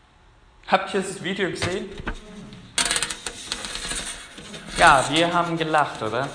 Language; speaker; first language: German; non-native, fluent; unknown